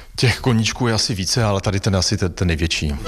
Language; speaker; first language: Czech; native; Czech